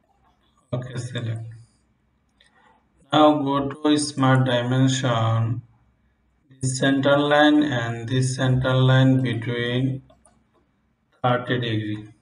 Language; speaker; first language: English; non-native, local second language; Bangla